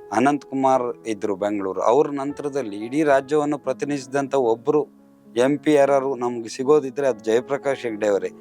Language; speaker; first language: Kannada; native; Kannada